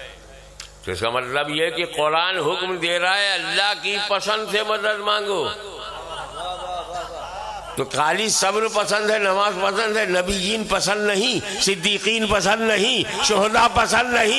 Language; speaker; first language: Urdu; native; Urdu